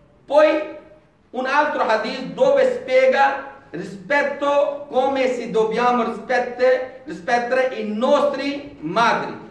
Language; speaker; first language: Italian; non-native, fluent; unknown